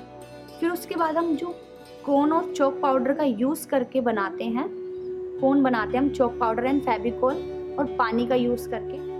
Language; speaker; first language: Hindi; native; Hindi